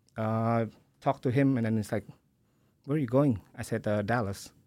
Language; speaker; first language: English; early bilingual, other home language; Indonesian